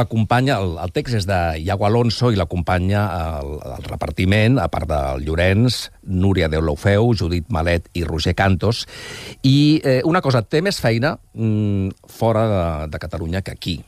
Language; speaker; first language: Catalan; native; Catalan